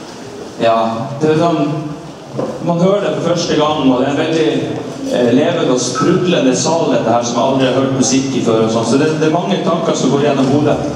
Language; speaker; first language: Norwegian; native; Norwegian